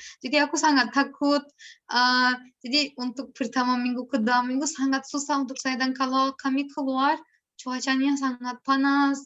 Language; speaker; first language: Indonesian; non-native, learner; Turkish